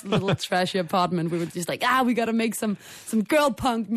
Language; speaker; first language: English; non-native, fluent; Danish